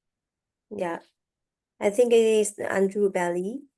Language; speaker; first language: English; non-native, learner; French